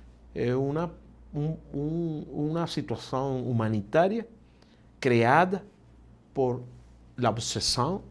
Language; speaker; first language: Portuguese; non-native, fluent; Spanish